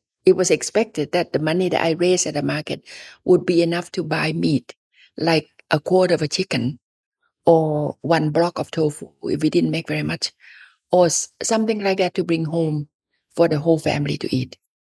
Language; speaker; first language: English; non-native, fluent; Thai